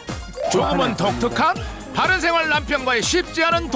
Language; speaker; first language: Korean; native; Korean